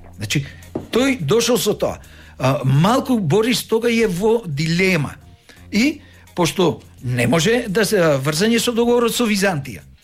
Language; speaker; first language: Macedonian; native; Macedonian